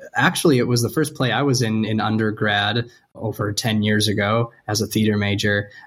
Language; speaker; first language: English; native; English